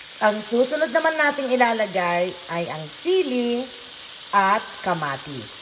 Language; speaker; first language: Filipino; non-native, local second language; Iloko